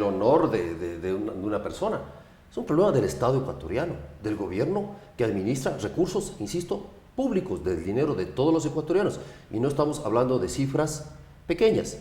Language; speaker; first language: Spanish; native; Spanish